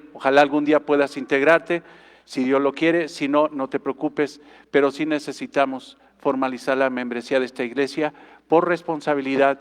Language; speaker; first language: Spanish; native; Spanish